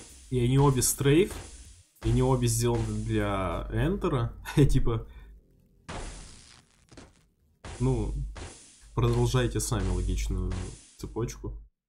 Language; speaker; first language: Russian; native; Russian